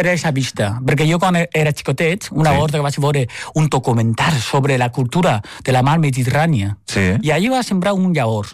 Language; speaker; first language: Catalan; non-native, fluent; Chinese